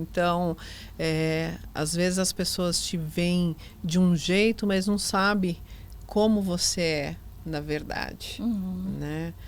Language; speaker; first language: Portuguese; native; Portuguese